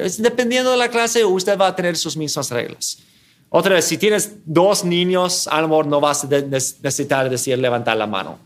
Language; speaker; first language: Spanish; non-native, fluent; English